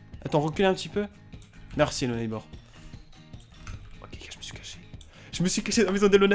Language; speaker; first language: French; native; French